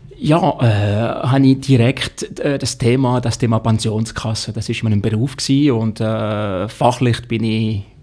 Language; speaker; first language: German; non-native, local second language; French